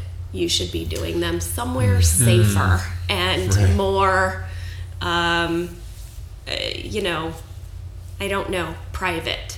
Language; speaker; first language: English; native; English